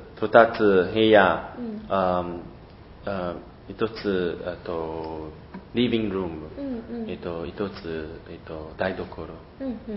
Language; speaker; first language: Japanese; non-native, learner; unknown